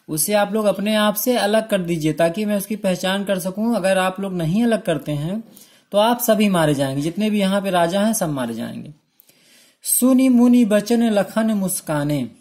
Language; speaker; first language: Hindi; native; Hindi